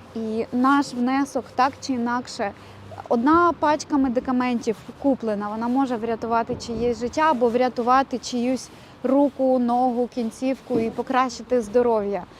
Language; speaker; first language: Ukrainian; native; Ukrainian